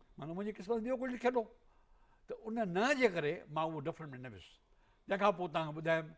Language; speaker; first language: Sindhi; native; Sindhi